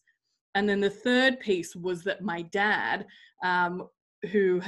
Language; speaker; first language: English; native; English